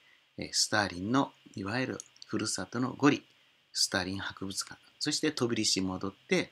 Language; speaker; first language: Japanese; native; Japanese